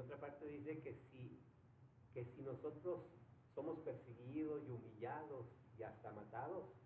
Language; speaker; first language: Spanish; native; Spanish